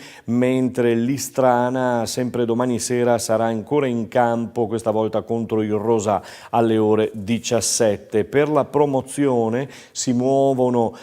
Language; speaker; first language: Italian; native; Italian